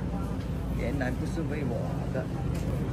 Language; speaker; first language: Chinese; non-native, local second language; Cantonese